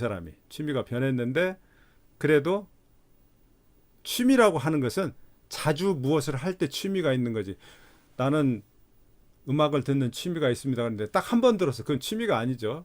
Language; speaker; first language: Korean; native; Korean